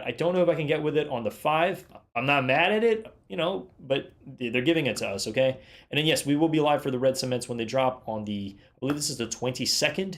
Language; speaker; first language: English; native; English